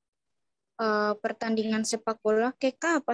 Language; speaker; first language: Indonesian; native; Indonesian